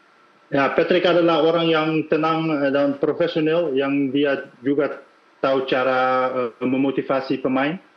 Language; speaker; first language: Indonesian; non-native, fluent; Dutch